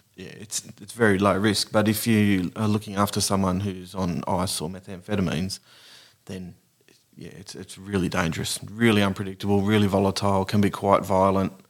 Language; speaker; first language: English; native; English